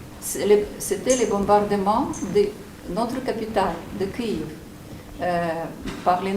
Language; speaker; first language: French; non-native, fluent; Ukrainian